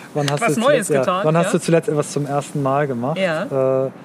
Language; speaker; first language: German; native; German